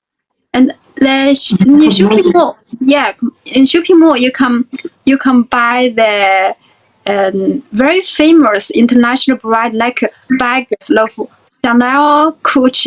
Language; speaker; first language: English; non-native, fluent; Chinese